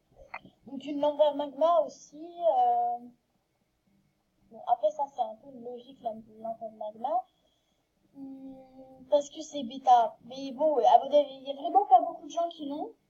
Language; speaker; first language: French; native; French